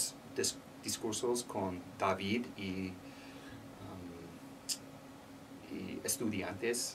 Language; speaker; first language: Spanish; non-native, learner; English